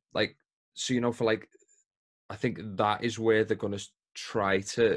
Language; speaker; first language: English; native; English